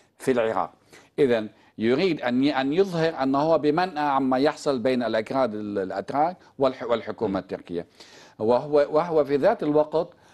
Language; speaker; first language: Arabic; native; Arabic